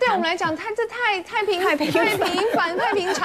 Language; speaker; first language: Chinese; native; Chinese